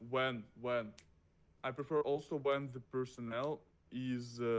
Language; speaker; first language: English; non-native, learner; Russian